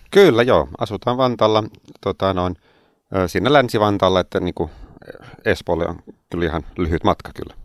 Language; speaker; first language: Finnish; non-native, local second language; Swedish